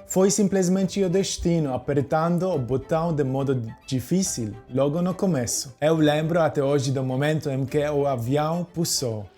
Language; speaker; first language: Portuguese; non-native, fluent; Polish